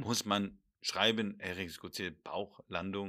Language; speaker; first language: German; non-native, fluent; English